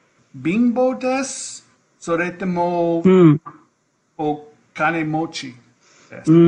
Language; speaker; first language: Japanese; non-native, learner; English